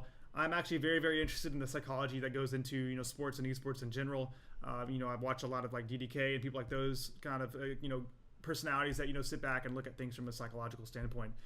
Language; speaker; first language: English; native; English